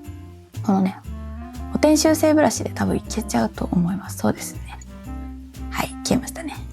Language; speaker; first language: Japanese; native; Japanese